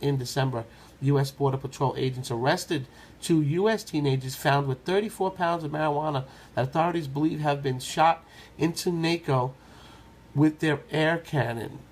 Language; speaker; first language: English; native; English